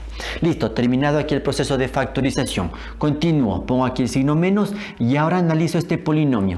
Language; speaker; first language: Spanish; native; Spanish